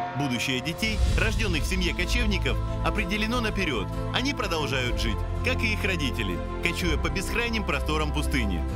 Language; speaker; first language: Russian; native; Russian